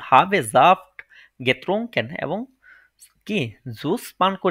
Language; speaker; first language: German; non-native, fluent; Bangla